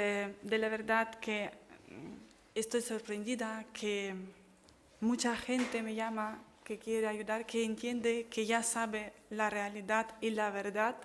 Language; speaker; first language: Spanish; non-native, fluent; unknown